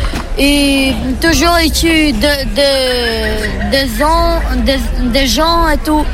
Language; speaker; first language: French; non-native, learner; Albanian